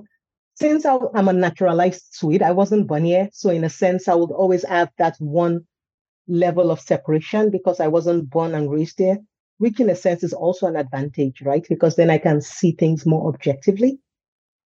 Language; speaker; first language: English; non-native, local second language; Yoruba